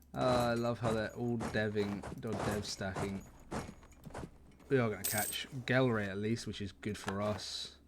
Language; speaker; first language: English; native; English